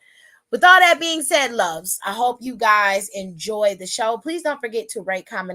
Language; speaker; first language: English; native; English